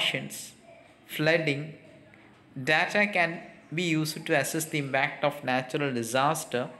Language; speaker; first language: English; non-native, local second language; Malayalam